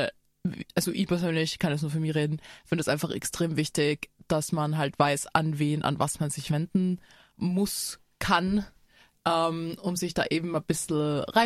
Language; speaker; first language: German; native; German